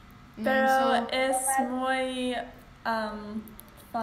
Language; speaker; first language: Spanish; non-native, learner; English